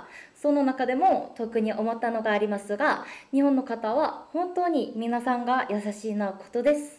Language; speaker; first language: Japanese; non-native, fluent; Korean